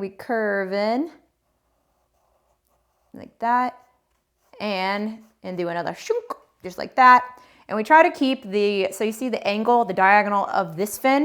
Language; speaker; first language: English; native; English